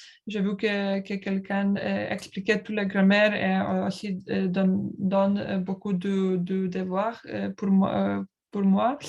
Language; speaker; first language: French; non-native, learner; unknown